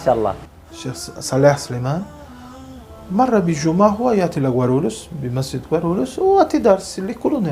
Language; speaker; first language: Arabic; non-native, learner; Portuguese